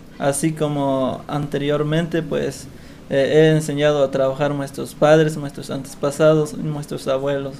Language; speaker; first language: Spanish; non-native, local second language; Tzeltal